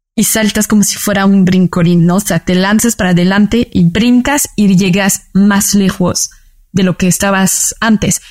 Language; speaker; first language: Spanish; non-native, fluent; French